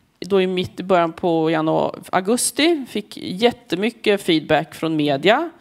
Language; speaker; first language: Swedish; native; Swedish